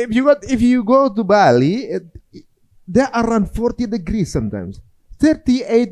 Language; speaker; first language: English; non-native, fluent; Indonesian